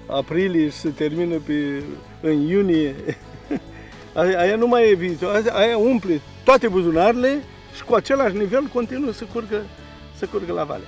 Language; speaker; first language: Romanian; native; Romanian